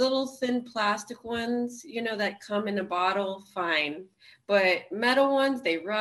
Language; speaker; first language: English; native; English